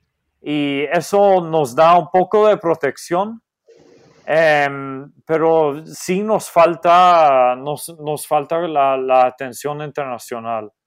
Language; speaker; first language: Spanish; non-native, fluent; Maltese